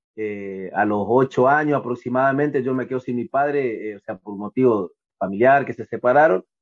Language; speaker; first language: Spanish; native; Spanish